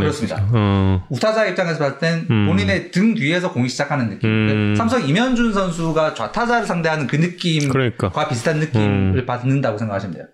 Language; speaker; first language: Korean; native; Korean